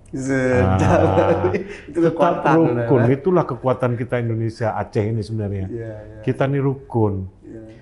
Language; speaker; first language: Indonesian; native; Indonesian